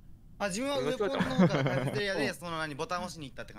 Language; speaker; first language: Japanese; native; Japanese